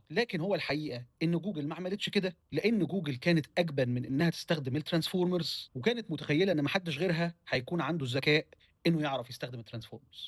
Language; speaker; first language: Arabic; native; Arabic